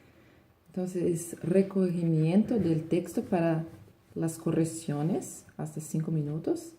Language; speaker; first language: Spanish; non-native, learner; Portuguese